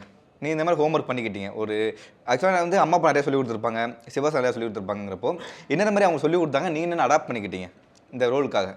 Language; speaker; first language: Tamil; native; Tamil